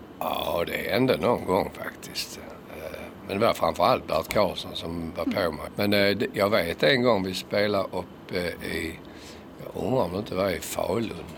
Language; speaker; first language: Swedish; native; Swedish